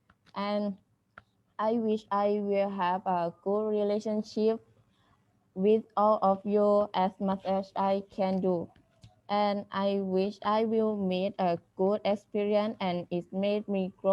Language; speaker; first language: English; non-native, learner; Thai